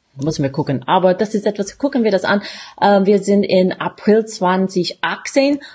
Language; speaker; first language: German; non-native, fluent; English